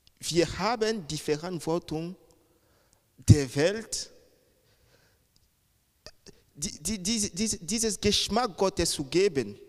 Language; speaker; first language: German; non-native, fluent; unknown